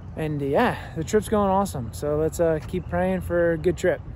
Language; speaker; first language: English; native; English